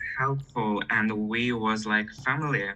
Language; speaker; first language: English; non-native, learner; Russian